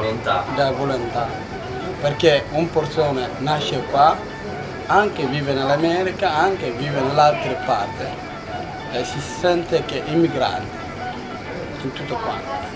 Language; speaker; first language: Italian; non-native, learner; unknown